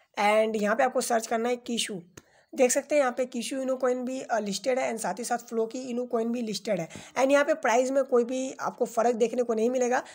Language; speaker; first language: Hindi; native; Hindi